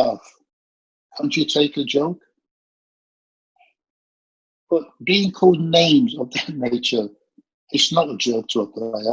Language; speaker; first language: English; native; English